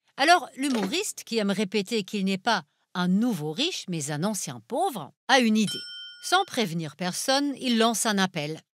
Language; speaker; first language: French; non-native, fluent; German